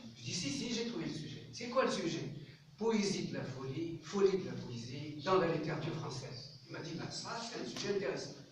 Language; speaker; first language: French; non-native, local second language; Arabic